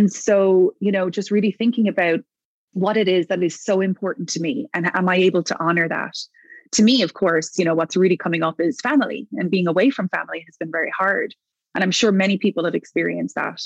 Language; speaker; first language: English; native; English